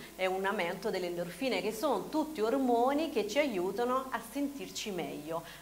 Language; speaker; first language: Italian; native; Italian